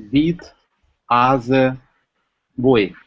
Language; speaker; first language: English; non-native, learner; Russian